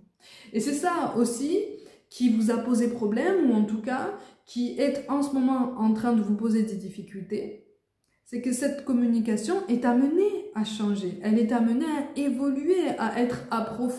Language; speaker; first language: French; native; French